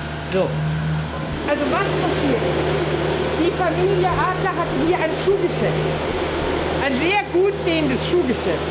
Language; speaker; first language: German; native; German